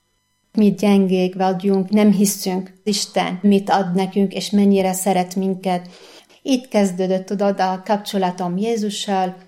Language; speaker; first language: Hungarian; non-native, fluent; Arabic